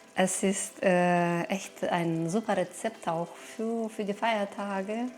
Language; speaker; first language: German; non-native, fluent; Romanian